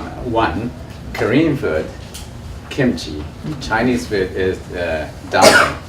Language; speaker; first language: English; non-native, learner; Chinese